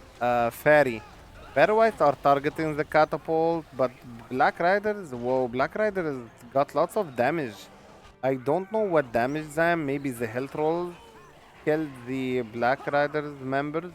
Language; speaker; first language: English; non-native, fluent; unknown